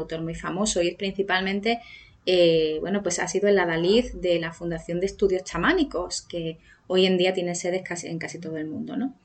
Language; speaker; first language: Spanish; native; Spanish